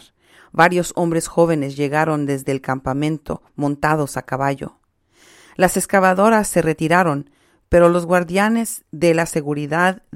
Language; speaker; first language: Spanish; native; Spanish